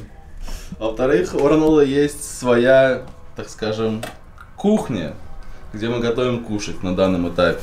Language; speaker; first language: Russian; native; Russian